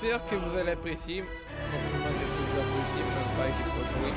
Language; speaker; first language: French; native; French